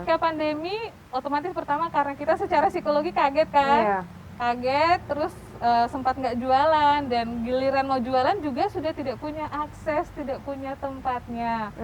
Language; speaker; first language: Indonesian; native; Indonesian